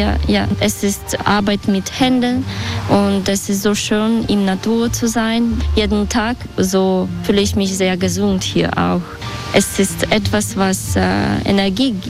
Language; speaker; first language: German; non-native, learner; Russian